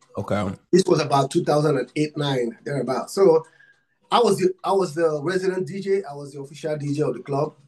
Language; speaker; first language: English; non-native, local second language; Yoruba